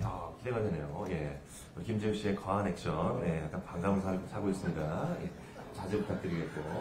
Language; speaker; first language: Korean; native; Korean